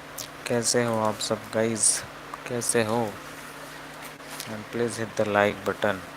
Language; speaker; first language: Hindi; non-native, local second language; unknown